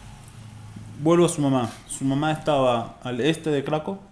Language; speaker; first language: Spanish; native; Spanish